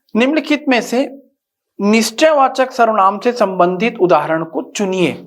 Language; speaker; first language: Hindi; native; Hindi